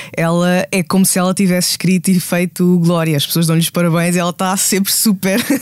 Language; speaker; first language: Portuguese; native; Portuguese